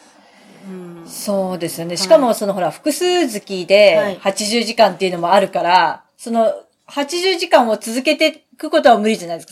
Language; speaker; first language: Japanese; native; Japanese